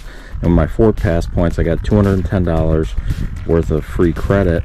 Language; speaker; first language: English; native; English